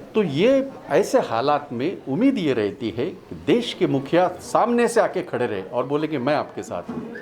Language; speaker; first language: Hindi; native; Hindi